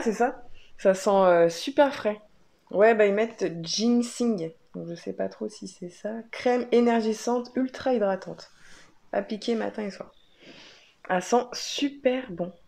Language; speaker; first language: French; native; French